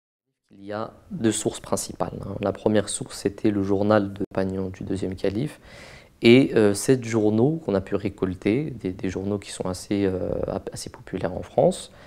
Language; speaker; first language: French; native; French